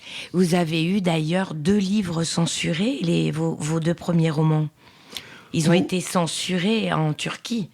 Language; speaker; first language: French; native; French